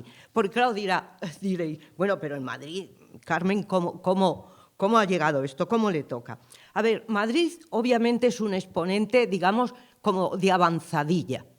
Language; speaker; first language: Spanish; native; Spanish